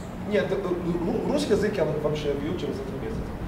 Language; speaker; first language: Russian; non-native, fluent; Portuguese